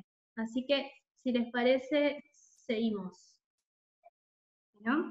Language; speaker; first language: Spanish; native; Spanish